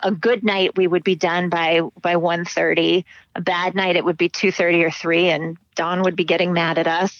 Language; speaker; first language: English; native; English